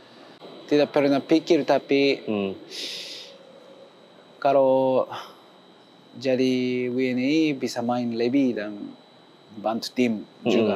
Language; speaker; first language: Indonesian; non-native, learner; Japanese